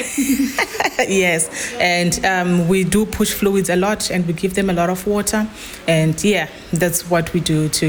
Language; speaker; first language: English; non-native, local second language; Shona